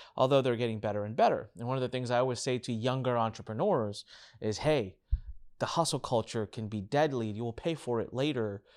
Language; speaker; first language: English; early bilingual, other home language; Hindi